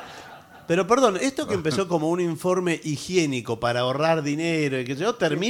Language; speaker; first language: Spanish; native; Spanish